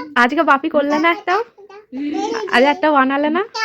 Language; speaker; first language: Bangla; native; Bangla